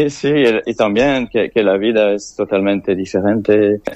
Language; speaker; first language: Spanish; non-native, fluent; French